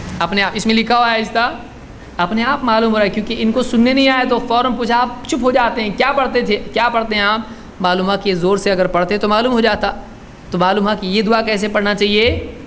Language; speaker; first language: Urdu; native; Urdu